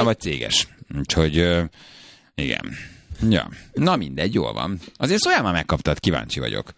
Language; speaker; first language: Hungarian; native; Hungarian